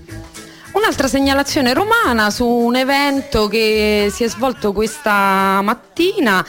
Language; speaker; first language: Italian; native; Italian